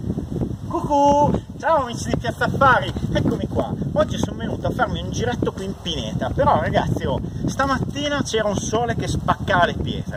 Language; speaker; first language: Italian; native; Italian